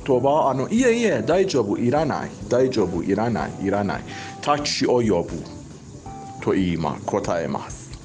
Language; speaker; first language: Japanese; non-native, learner; Persian